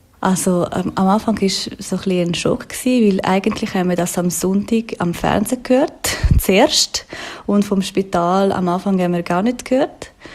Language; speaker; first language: German; non-native, local second language; Italian